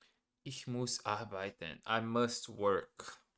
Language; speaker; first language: German; non-native, learner; English